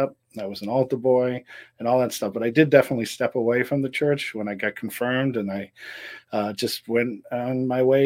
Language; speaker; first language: English; native; English